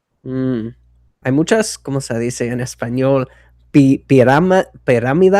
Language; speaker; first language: Spanish; non-native, fluent; English